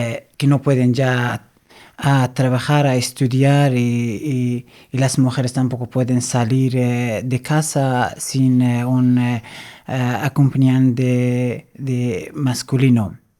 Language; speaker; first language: Spanish; non-native, fluent; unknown